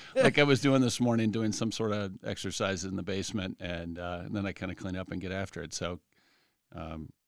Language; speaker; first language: English; native; English